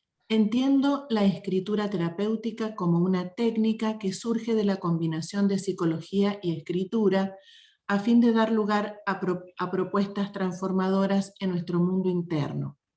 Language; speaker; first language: Spanish; native; Spanish